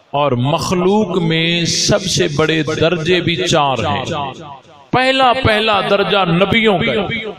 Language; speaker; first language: Urdu; non-native, local second language; Sindhi